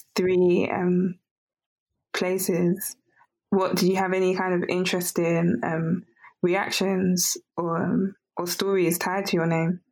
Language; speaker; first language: English; native; English